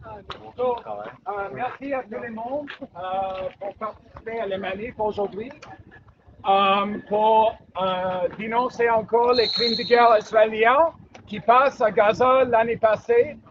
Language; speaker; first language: French; non-native, learner; English